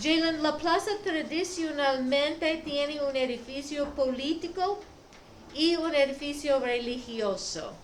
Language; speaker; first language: Spanish; non-native, fluent; English